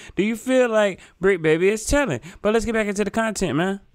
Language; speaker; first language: English; native; English